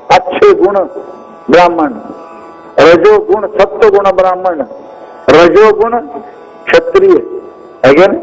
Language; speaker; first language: Hindi; non-native, local second language; Kannada